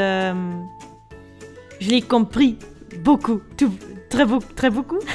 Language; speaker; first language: French; non-native, learner; Dutch